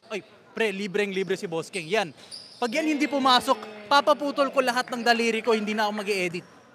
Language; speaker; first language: Filipino; non-native, learner; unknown